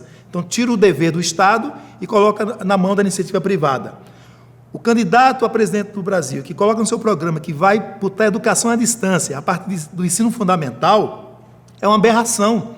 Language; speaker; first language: Portuguese; native; Portuguese